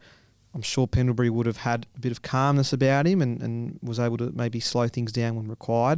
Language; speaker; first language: English; native; English